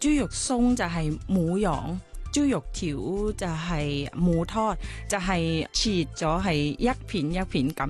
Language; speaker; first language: Cantonese; non-native, fluent; Thai